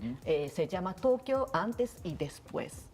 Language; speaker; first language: Spanish; non-native, learner; Japanese